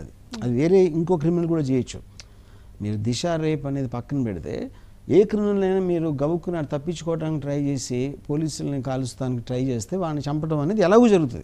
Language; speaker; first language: Telugu; native; Telugu